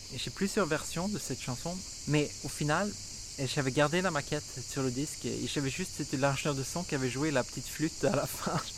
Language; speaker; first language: French; non-native, fluent; Swedish